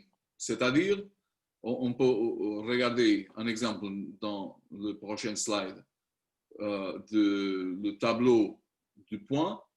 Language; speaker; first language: French; non-native, learner; Spanish